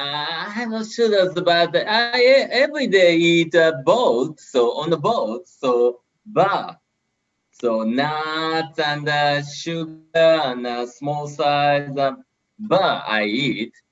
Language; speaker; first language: English; non-native, learner; Japanese